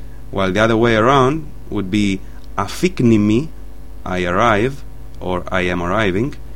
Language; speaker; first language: English; non-native, fluent; Greek